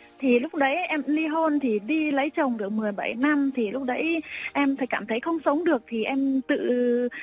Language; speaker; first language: Vietnamese; non-native, local second language; Iu Mien